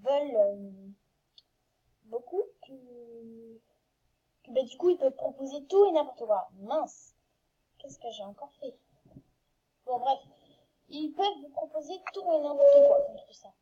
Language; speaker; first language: French; native; French